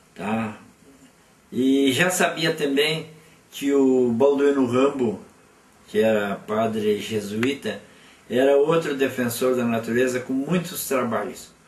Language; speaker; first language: Portuguese; native; Portuguese